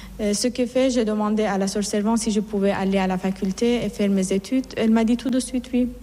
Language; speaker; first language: French; non-native, fluent; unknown